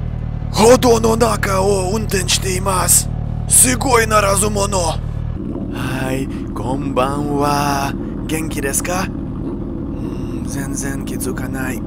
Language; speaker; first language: Japanese; non-native, learner; Russian